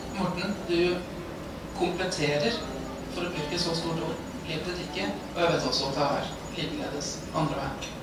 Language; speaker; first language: Norwegian; native; Norwegian